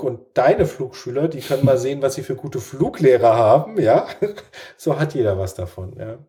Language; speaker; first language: German; native; German